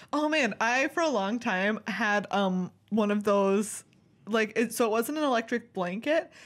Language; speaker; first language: English; native; English